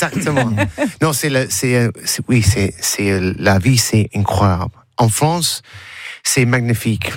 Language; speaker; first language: French; non-native, learner; English